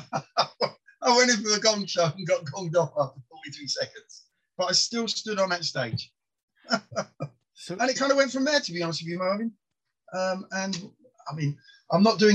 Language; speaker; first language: English; non-native, local second language; Polish